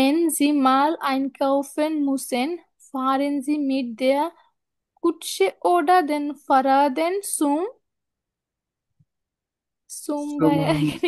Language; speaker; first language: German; non-native, learner; Bangla